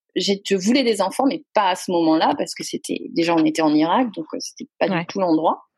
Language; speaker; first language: French; native; French